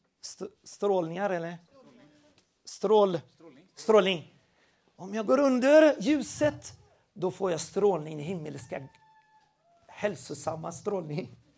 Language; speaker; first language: Swedish; non-native, fluent; Spanish